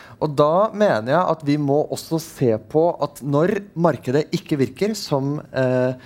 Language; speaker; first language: Norwegian; non-native, fluent; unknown